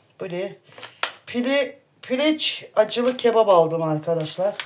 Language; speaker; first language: Turkish; native; Turkish